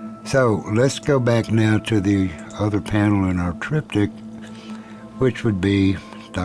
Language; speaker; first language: English; native; English